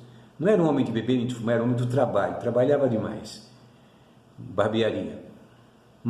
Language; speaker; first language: Portuguese; native; Portuguese